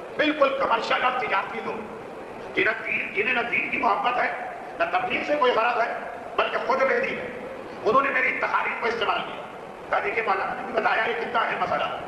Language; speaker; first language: Urdu; native; Urdu